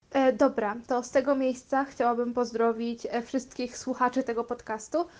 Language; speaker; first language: Turkish; non-native, fluent; Polish